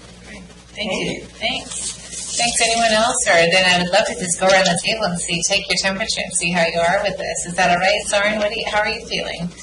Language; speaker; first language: English; native; English